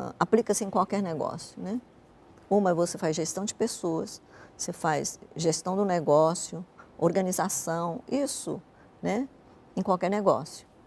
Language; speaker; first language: Portuguese; early bilingual, other home language; Japanese